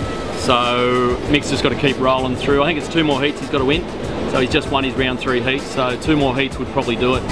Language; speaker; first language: English; native; English